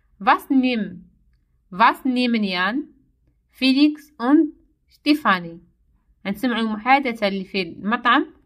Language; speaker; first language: German; non-native, learner; Arabic